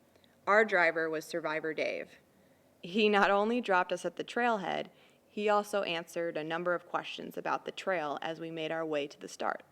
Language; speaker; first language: English; native; English